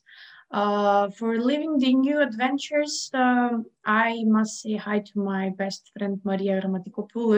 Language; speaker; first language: English; non-native, fluent; Macedonian